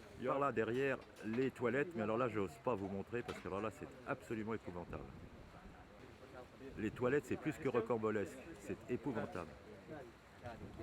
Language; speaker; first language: French; native; French